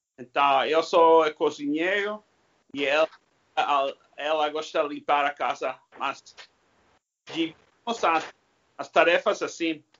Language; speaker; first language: Portuguese; non-native, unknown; English